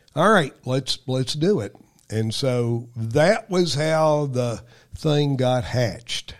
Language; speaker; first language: English; native; English